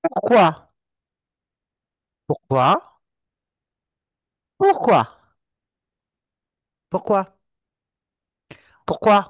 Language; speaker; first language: French; native; French